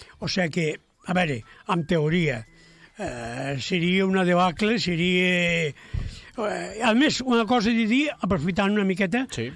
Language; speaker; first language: Catalan; native; Catalan